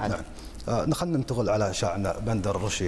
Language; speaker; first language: Arabic; native; Arabic